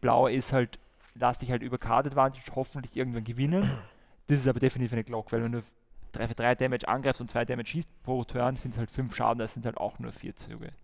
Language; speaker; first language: German; native; German